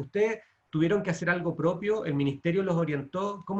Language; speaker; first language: Spanish; native; Spanish